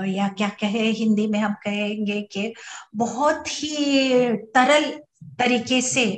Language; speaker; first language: Hindi; non-native, local second language; Marathi